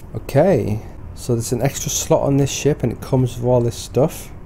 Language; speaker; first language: English; native; English